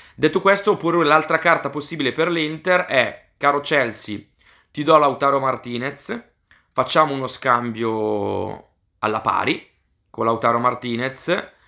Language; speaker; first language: Italian; native; Italian